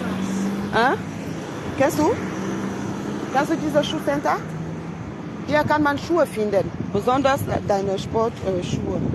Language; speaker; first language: German; non-native, fluent; French